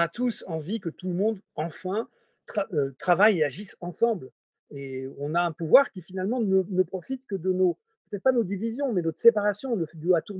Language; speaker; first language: French; native; French